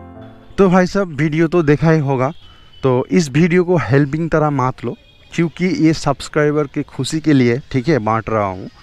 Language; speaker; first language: Hindi; non-native, local second language; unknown